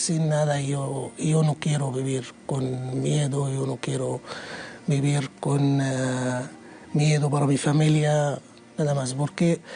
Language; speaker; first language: Spanish; non-native, learner; Arabic